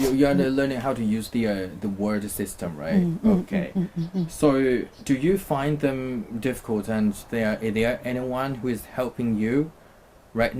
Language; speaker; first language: English; non-native, fluent; Chinese